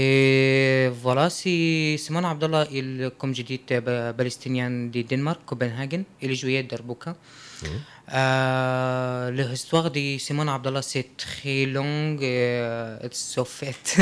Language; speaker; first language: French; non-native, learner; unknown